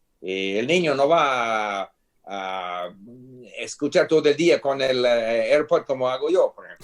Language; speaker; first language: Spanish; non-native, fluent; English